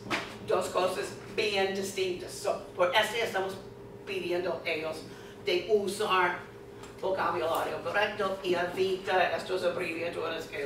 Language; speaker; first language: Spanish; non-native, fluent; English